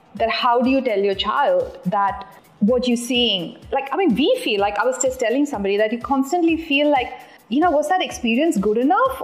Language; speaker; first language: English; non-native, local second language; Tamil